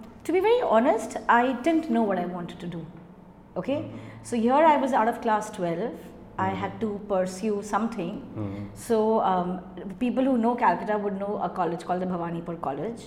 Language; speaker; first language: English; non-native, local second language; Hindi